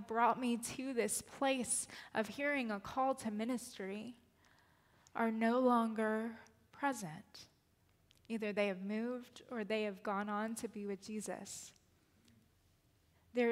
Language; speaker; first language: English; native; English